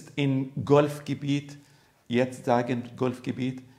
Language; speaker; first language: German; non-native, learner; Arabic